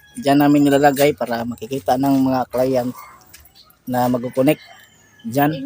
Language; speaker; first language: Filipino; non-native, local second language; Cebuano